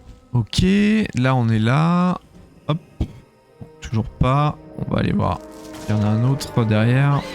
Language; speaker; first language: French; native; French